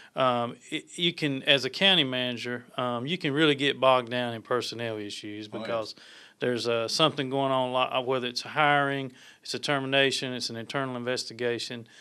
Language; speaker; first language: English; native; English